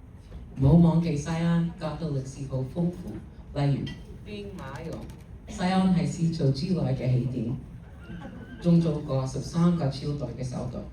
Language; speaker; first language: Chinese; non-native, learner; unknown